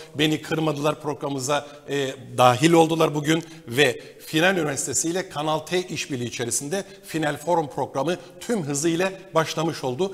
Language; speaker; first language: Turkish; native; Turkish